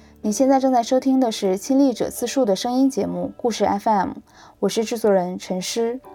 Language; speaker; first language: Chinese; native; Chinese